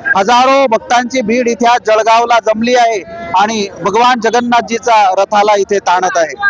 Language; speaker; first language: Marathi; non-native, local second language; Hindi